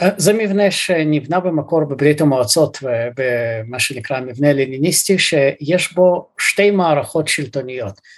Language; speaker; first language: Hebrew; early bilingual, other home language; Russian